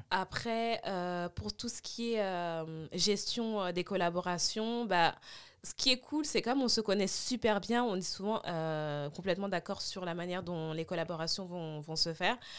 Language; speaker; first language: French; native; French